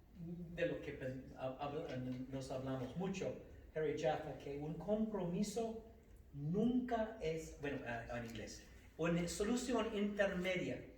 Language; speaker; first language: Spanish; non-native, fluent; English